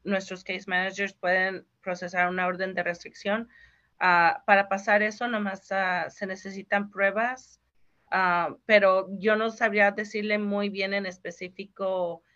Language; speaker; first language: Spanish; early bilingual, heritage; Spanish